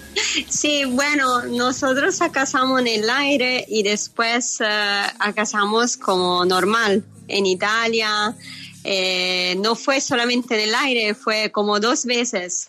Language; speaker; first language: Spanish; non-native, fluent; Italian